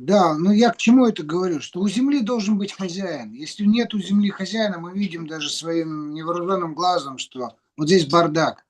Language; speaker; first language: Russian; native; Russian